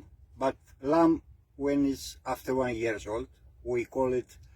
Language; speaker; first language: English; non-native, learner; Greek